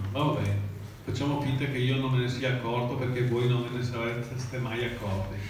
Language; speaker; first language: Italian; native; Italian